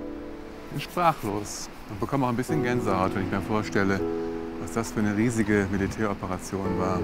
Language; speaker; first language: German; native; German